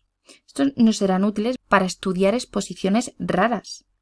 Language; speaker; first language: Spanish; native; Spanish